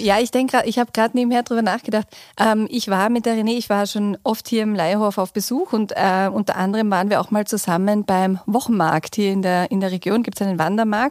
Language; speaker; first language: German; native; German